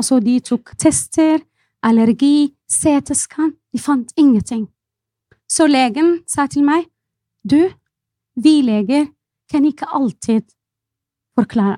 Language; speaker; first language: Norwegian; non-native, fluent; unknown